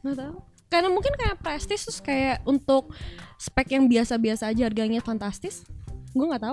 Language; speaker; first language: Indonesian; native; Indonesian